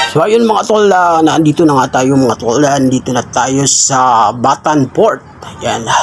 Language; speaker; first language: Filipino; non-native, local second language; Bikol